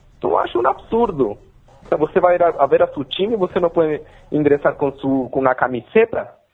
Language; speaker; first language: Portuguese; non-native, fluent; Spanish